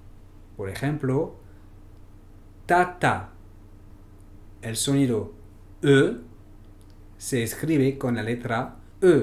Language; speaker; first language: Spanish; non-native, fluent; French